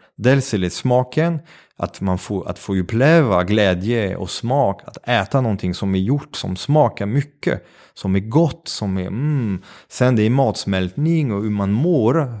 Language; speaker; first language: Swedish; non-native, fluent; French